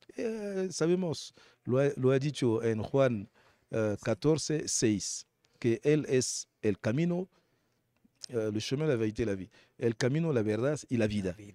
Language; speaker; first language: Spanish; non-native, fluent; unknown